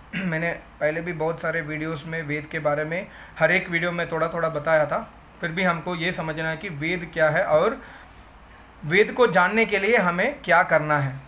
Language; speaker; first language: Hindi; non-native, local second language; Tamil